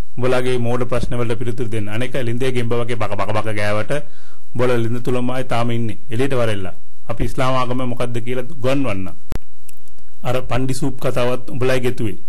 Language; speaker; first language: Sinhala; non-native, local second language; Tamil